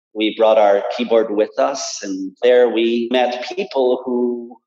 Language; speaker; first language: English; native; English